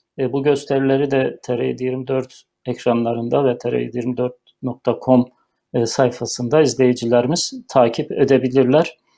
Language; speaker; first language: Turkish; native; Turkish